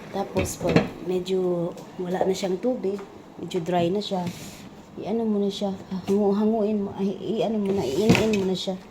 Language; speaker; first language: Filipino; non-native, local second language; Cebuano